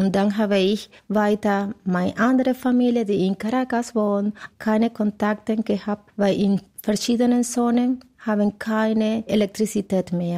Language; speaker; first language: German; non-native, learner; Spanish